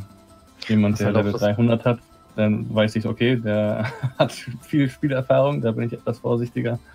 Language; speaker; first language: German; native; German